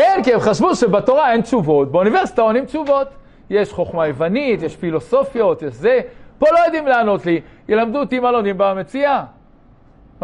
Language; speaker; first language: Hebrew; native; Hebrew